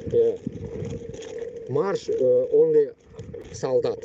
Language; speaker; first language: English; non-native, learner; Bashkir